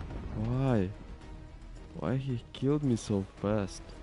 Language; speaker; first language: English; non-native, learner; Ukrainian